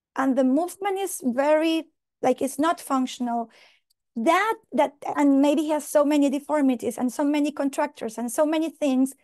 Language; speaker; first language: English; non-native, fluent; Spanish